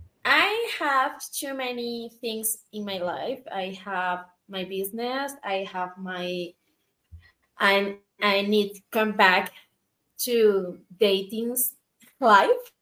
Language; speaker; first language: English; non-native, learner; Spanish